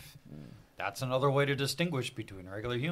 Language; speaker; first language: English; native; English